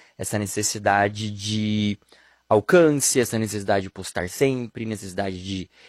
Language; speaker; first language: Portuguese; native; Portuguese